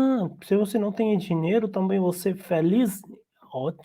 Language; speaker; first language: Portuguese; non-native, learner; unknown